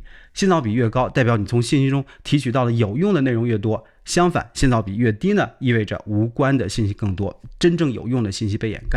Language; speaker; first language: Chinese; native; Chinese